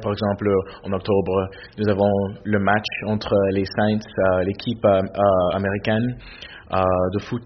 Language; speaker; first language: French; non-native, fluent; English